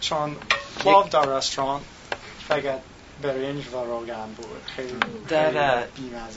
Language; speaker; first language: Persian; non-native, learner; English